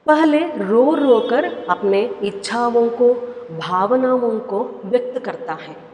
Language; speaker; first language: Hindi; non-native, local second language; Kannada